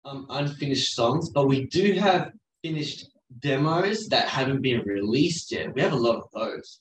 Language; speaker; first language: English; early bilingual, other home language; Korean